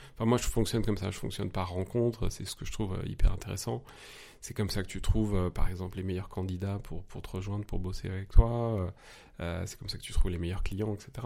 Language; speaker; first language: French; native; French